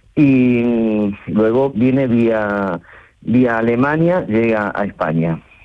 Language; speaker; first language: Spanish; native; Spanish